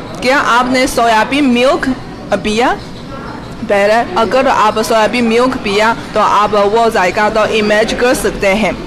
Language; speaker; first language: Urdu; non-native, fluent; Chinese